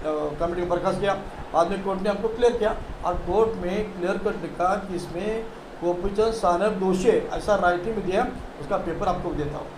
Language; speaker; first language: Hindi; non-native, local second language; Marathi